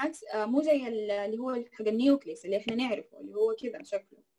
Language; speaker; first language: Arabic; native; Arabic